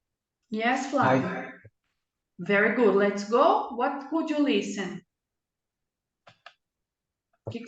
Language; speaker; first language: English; non-native, fluent; Portuguese